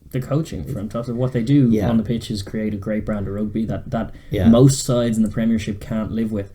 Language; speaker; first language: English; native; English